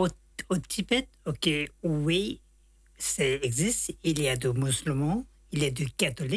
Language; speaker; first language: French; non-native, learner; Tibetan